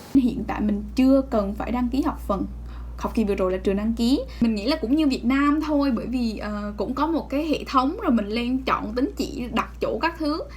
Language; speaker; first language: Vietnamese; native; Vietnamese